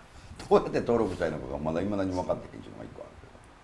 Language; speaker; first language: Japanese; native; Japanese